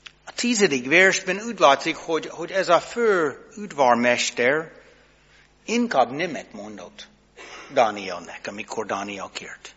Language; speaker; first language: Hungarian; non-native, fluent; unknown